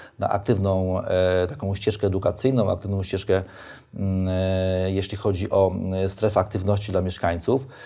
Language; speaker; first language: Polish; native; Polish